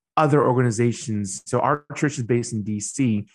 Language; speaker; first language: English; early bilingual, other home language; Burmese